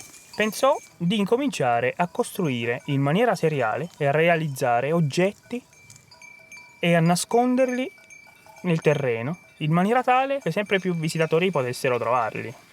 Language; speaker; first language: Italian; native; Italian